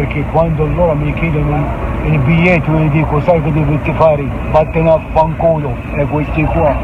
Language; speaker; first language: Italian; non-native, fluent; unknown